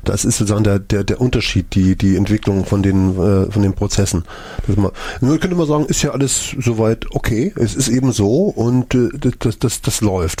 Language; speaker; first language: German; native; German